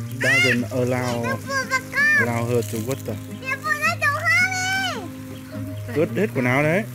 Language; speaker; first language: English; non-native, learner; Vietnamese